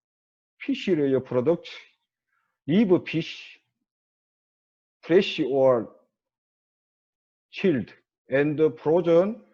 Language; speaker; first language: English; non-native, learner; Korean